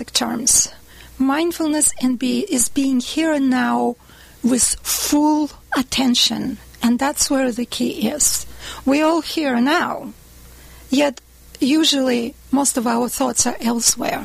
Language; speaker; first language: English; non-native, fluent; Russian